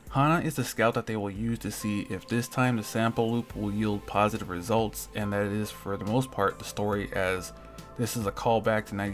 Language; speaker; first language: English; native; English